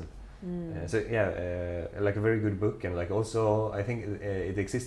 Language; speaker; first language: English; non-native, fluent; Swedish